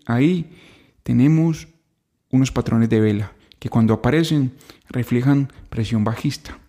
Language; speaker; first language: Spanish; native; Spanish